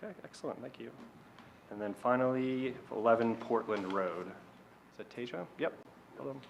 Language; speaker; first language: English; native; English